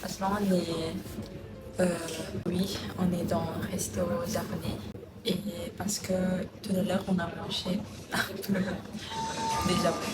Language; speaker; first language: French; non-native, learner; Thai